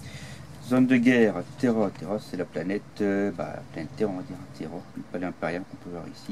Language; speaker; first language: French; native; French